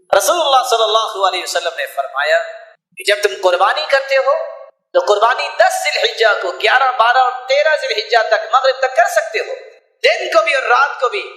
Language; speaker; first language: Urdu; non-native, local second language; Punjabi